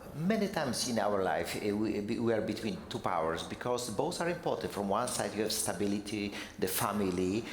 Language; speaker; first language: English; non-native, fluent; Polish